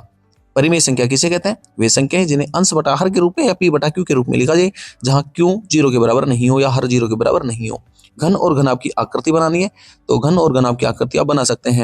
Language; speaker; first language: Hindi; native; Hindi